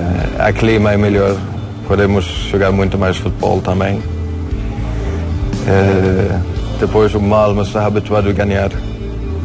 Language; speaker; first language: Portuguese; non-native, fluent; Swedish